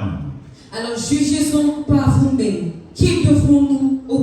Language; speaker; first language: French; non-native, local second language; Ewe